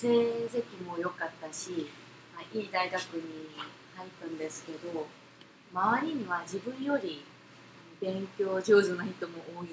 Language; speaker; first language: Japanese; non-native, fluent; Korean